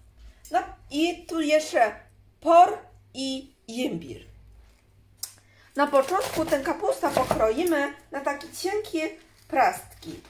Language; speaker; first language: Polish; non-native, learner; Chinese